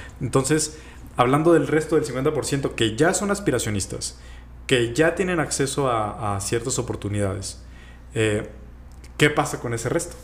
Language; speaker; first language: Spanish; native; Spanish